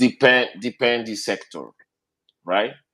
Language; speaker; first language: English; non-native, learner; Spanish